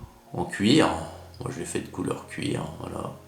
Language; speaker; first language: French; native; French